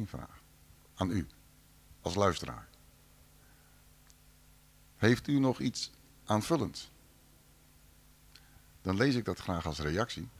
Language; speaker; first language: Dutch; native; Dutch